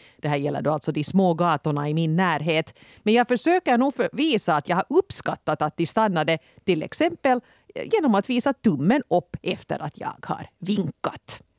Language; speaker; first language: Swedish; native; Swedish